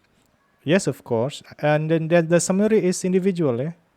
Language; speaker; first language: English; non-native, fluent; Indonesian